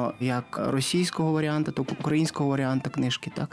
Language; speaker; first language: Ukrainian; non-native, local second language; Russian